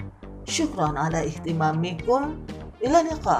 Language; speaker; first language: Arabic; non-native, fluent; Indonesian